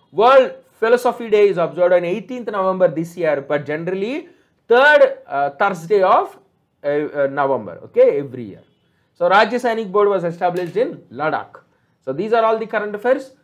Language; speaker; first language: English; non-native, local second language; Telugu